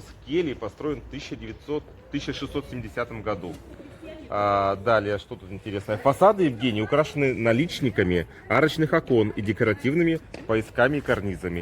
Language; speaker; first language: Russian; native; Russian